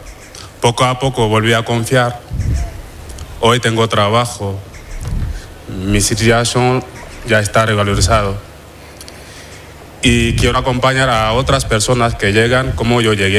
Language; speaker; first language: Spanish; non-native, fluent; Wolof